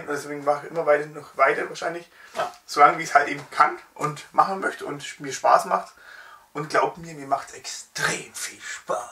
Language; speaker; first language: German; native; German